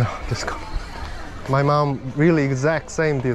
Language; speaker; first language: English; non-native, learner; Korean